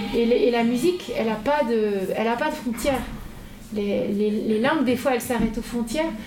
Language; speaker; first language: French; native; French